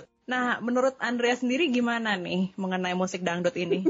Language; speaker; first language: Indonesian; native; Indonesian